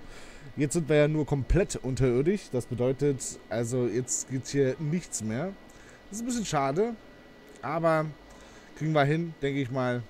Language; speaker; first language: German; native; German